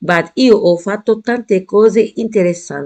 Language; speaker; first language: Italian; non-native, fluent; Arabic